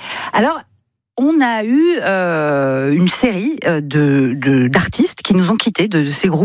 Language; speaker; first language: French; native; French